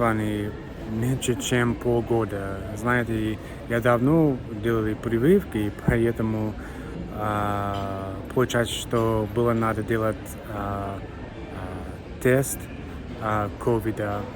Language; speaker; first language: Russian; non-native, learner; English